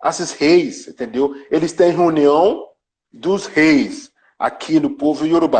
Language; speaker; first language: Portuguese; non-native, learner; Yoruba